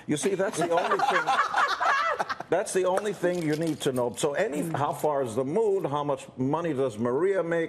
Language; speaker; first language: English; early bilingual, other home language; Hungarian